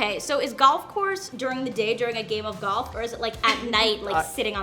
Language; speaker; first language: English; native; English